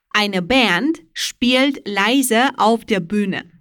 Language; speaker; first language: German; non-native, fluent; Russian